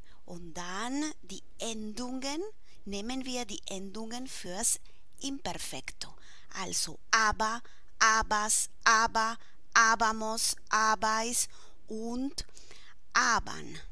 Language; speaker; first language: German; non-native, fluent; Spanish